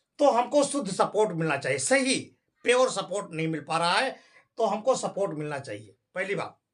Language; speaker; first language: Hindi; native; Hindi